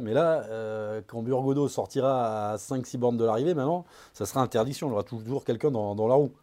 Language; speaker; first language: French; native; French